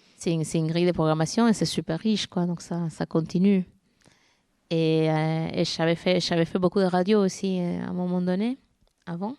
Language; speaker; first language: French; non-native, fluent; Spanish